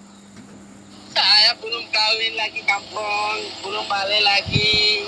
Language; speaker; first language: Malay; non-native, learner; Bangla